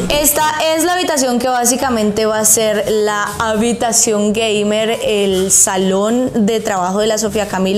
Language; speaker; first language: Spanish; native; Spanish